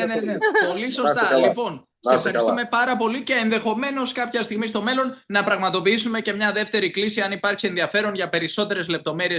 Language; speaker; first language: Greek; native; Greek